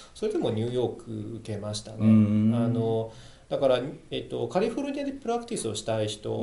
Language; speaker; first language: Japanese; non-native, fluent; Chinese